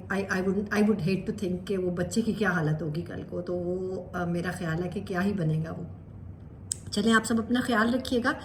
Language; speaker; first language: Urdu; native; Urdu